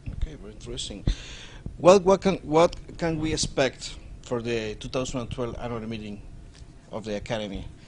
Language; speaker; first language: English; non-native, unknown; Spanish